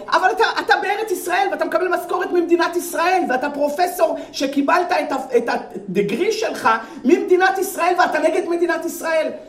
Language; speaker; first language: Hebrew; native; Hebrew